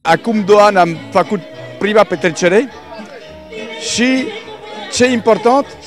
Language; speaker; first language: Romanian; non-native, learner; French